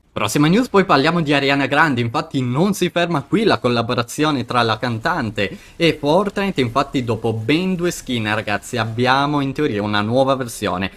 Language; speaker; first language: Italian; native; Italian